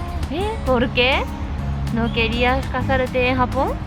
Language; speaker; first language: Spanish; non-native, learner; Japanese